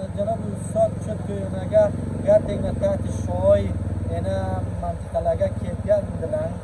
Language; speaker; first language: Uzbek; non-native, local second language; Persian